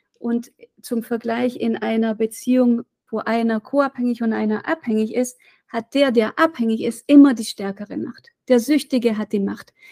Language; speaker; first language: German; native; German